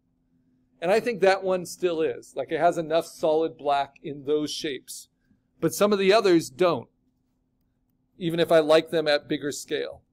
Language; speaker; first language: English; native; English